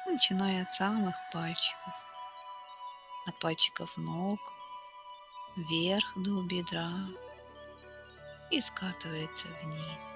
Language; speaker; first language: Russian; native; Russian